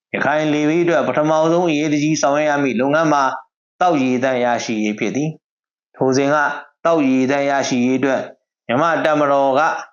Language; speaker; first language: Burmese; native; Burmese